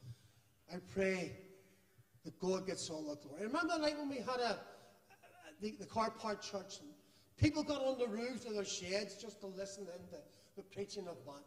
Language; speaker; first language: English; native; English